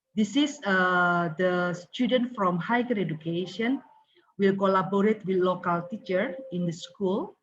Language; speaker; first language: English; non-native, learner; Indonesian